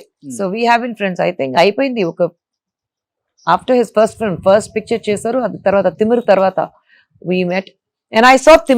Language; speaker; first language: Telugu; non-native, fluent; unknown